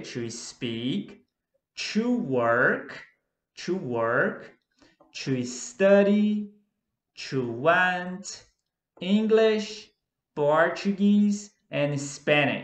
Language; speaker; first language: English; non-native, fluent; Portuguese